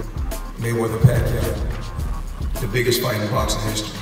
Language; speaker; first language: English; native; English